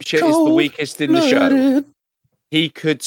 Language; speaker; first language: English; native; English